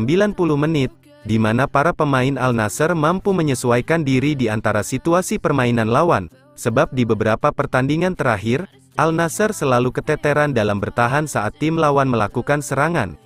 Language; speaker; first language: Indonesian; native; Indonesian